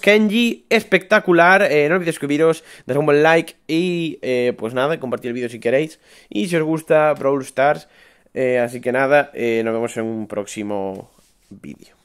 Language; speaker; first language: Spanish; native; Spanish